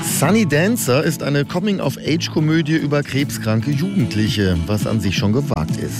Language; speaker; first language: German; native; German